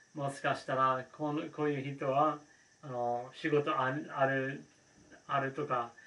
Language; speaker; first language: Japanese; non-native, learner; English